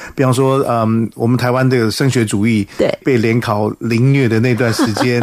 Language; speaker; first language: Chinese; native; Chinese